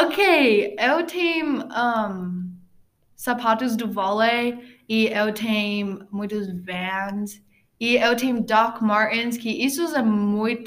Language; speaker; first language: Portuguese; non-native, learner; English